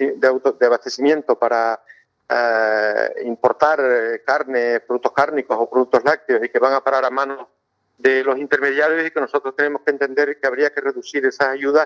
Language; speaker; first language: Spanish; native; Spanish